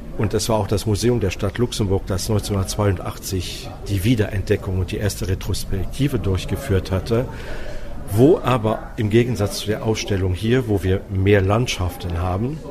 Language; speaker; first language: German; non-native, local second language; Luxembourgish